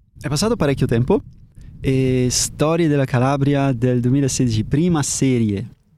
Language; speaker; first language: Italian; early bilingual, heritage; Italian